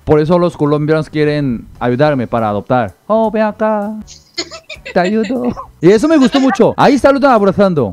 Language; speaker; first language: Spanish; non-native, fluent; Korean